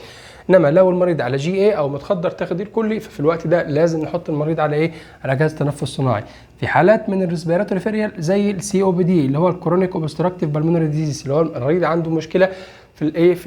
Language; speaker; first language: Arabic; native; Arabic